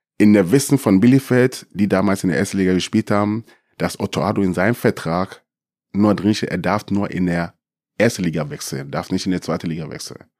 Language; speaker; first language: German; early bilingual, other home language; Akan